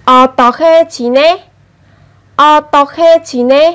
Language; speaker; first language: Korean; non-native, fluent; Vietnamese